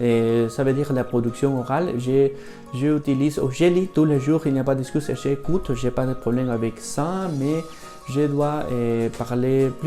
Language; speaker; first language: French; non-native, fluent; Spanish